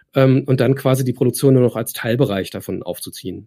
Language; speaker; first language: German; native; German